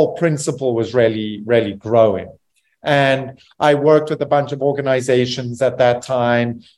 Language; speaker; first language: English; native; English